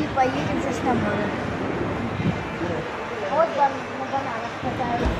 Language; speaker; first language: Russian; native; Russian